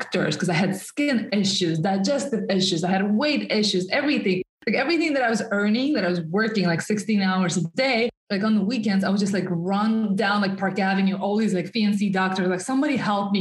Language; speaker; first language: English; non-native, fluent; Russian